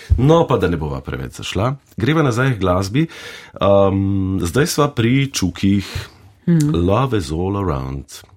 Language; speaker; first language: Slovenian; native; Slovenian